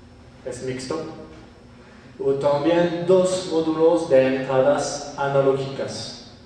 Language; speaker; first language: Spanish; non-native, fluent; French